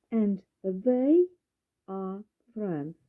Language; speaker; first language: English; non-native, fluent; Ukrainian